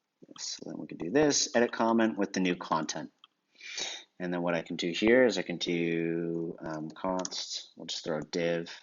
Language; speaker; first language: English; native; English